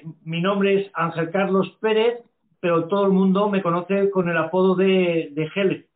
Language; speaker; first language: Portuguese; non-native, learner; Spanish